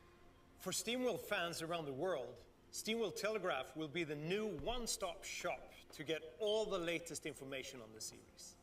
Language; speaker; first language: English; non-native, fluent; Swedish